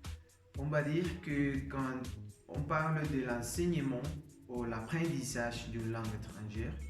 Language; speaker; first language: French; non-native, learner; Spanish